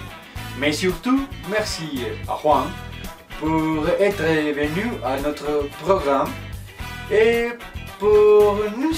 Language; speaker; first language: French; non-native, learner; Spanish